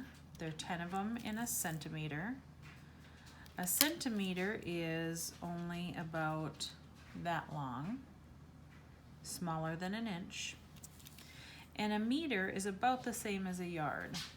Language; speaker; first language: English; native; English